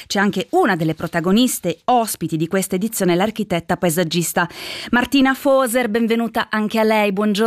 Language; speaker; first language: Italian; native; Italian